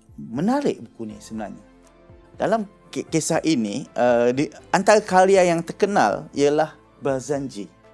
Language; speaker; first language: Malay; native; Malay